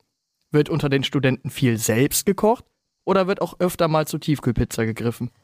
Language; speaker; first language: German; native; German